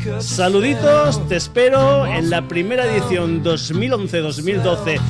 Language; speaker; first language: Spanish; native; Spanish